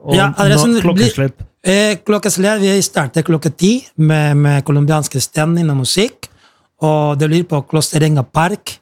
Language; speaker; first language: Norwegian; non-native, fluent; Spanish